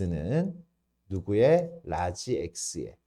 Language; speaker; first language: Korean; native; Korean